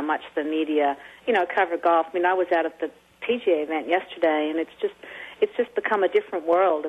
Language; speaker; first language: English; native; English